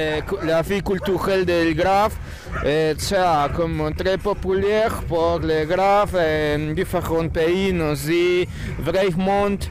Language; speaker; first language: French; non-native, learner; Spanish